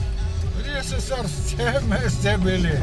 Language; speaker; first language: Russian; non-native, local second language; Armenian